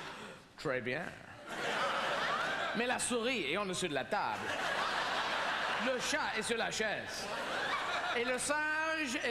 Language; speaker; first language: French; non-native, learner; English